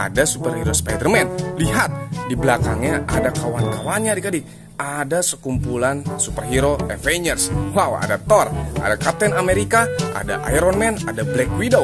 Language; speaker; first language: Indonesian; native; Indonesian